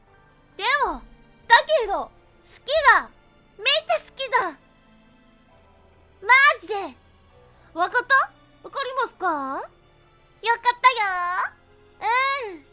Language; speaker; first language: Japanese; non-native, learner; English